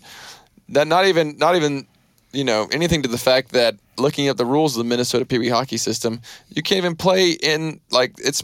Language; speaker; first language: English; native; English